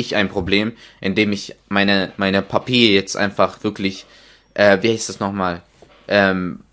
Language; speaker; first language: German; non-native, fluent; Arabic